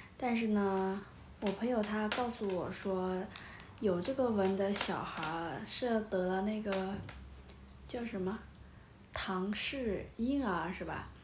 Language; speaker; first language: Chinese; non-native, fluent; Lao